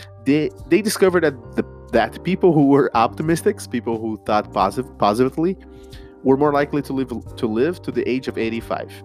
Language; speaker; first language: English; non-native, fluent; Portuguese